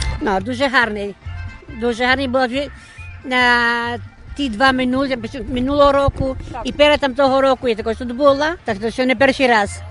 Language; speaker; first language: Ukrainian; early bilingual, heritage; Ukrainian